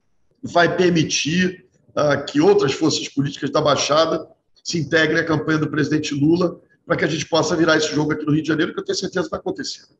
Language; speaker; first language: Portuguese; native; Portuguese